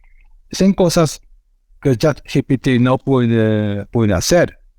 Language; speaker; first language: Spanish; non-native, fluent; Dutch